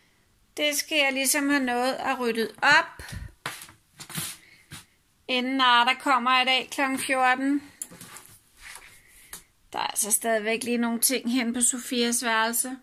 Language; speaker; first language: Danish; native; Danish